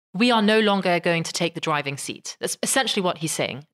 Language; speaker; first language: English; native; English